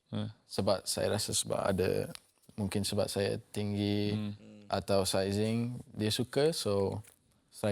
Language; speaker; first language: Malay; non-native, local second language; English